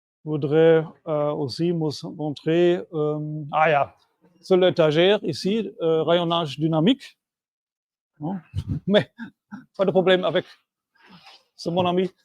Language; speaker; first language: French; non-native, fluent; German